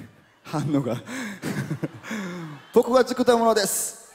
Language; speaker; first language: Japanese; non-native, fluent; Korean